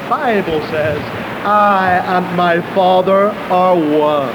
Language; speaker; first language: English; native; English